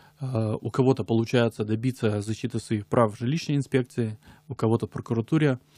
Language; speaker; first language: Russian; native; Russian